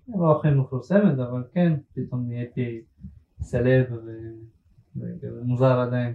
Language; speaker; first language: Hebrew; early bilingual, other home language; Russian